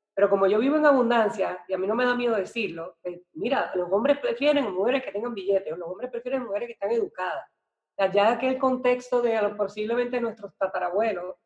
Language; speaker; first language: Spanish; native; Spanish